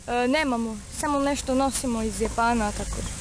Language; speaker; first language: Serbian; non-native, learner; Japanese